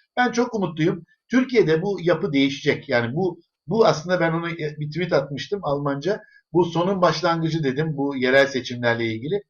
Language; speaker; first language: Turkish; early bilingual, other home language; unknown